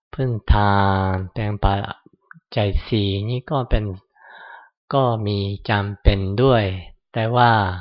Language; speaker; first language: Thai; non-native, fluent; Japanese